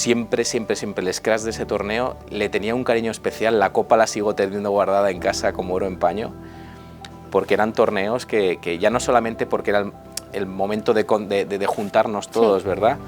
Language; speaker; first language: Spanish; native; Spanish